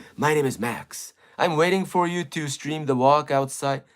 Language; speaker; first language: English; non-native, fluent; Japanese